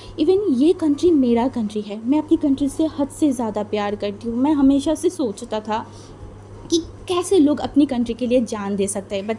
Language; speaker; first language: Hindi; non-native, fluent; Bangla